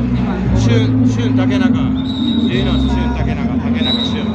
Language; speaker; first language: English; non-native, learner; Japanese